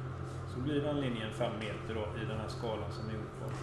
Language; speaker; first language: Swedish; native; Swedish